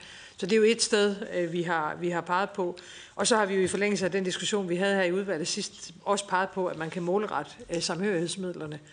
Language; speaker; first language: Danish; native; Danish